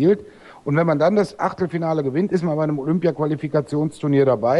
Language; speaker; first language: German; native; German